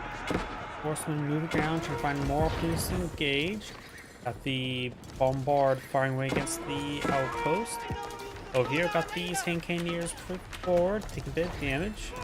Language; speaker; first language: English; native; English